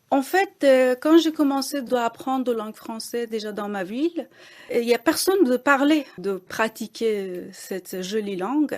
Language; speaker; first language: French; non-native, fluent; Persian